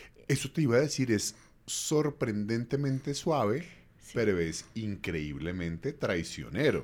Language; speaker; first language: Spanish; native; Spanish